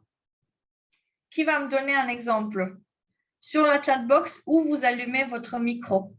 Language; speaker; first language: French; non-native, fluent; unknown